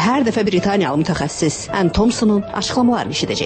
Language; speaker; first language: Azerbaijani; native; Azerbaijani